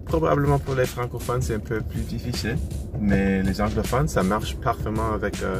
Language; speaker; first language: French; non-native, learner; English